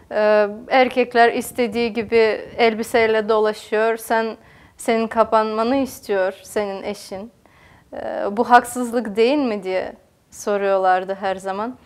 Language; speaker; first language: Turkish; non-native, fluent; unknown